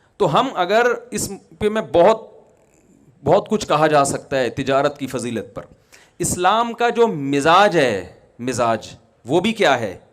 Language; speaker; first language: Urdu; native; Urdu